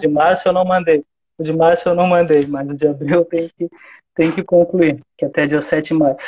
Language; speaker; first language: Portuguese; native; Portuguese